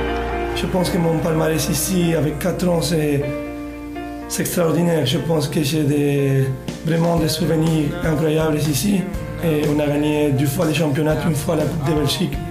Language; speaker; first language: French; non-native, fluent; Spanish